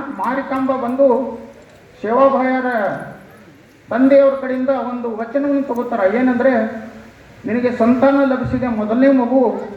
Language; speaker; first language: Kannada; non-native, local second language; Lambadi